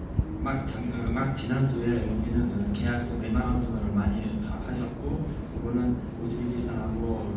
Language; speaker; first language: Korean; non-native, fluent; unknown